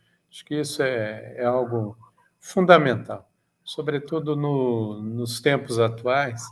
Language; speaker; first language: Portuguese; native; Portuguese